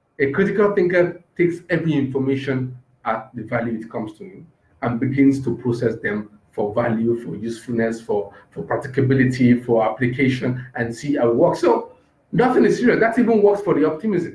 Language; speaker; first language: English; non-native, local second language; Yoruba